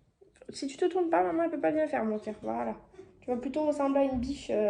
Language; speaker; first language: French; native; French